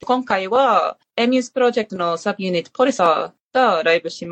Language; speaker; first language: Japanese; non-native, learner; English